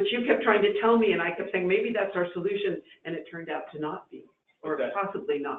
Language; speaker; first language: English; native; English